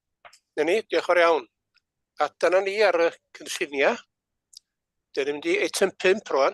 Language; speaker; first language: Welsh; native; Welsh